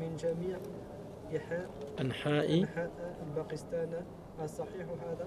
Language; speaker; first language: Arabic; non-native, learner; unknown